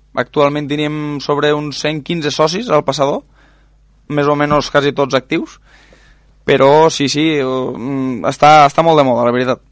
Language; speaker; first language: Catalan; native; Catalan